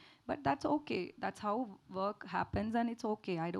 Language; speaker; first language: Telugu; non-native, learner; Tamil